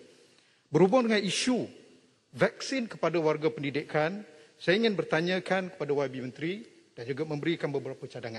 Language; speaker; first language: Malay; native; Malay